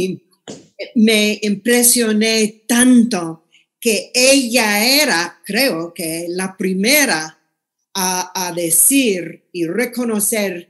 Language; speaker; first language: Spanish; non-native, fluent; English